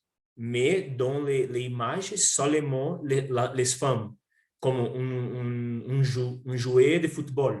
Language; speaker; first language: French; non-native, learner; Portuguese